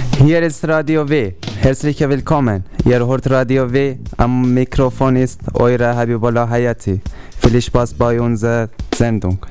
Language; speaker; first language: German; non-native, learner; Persian